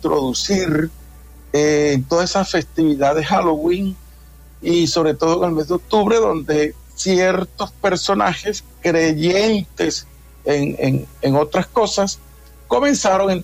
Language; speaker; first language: Spanish; native; Spanish